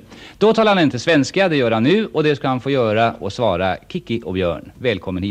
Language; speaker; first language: Swedish; native; Swedish